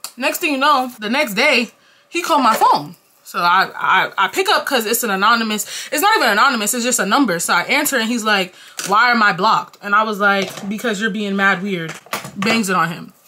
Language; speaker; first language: English; native; English